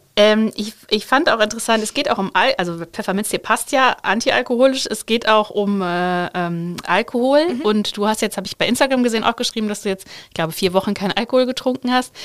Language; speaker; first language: German; native; German